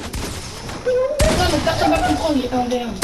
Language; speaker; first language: French; native; French